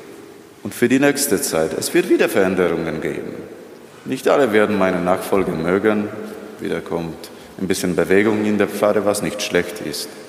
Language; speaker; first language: German; non-native, fluent; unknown